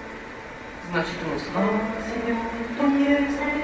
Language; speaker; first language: Russian; non-native, fluent; Arabic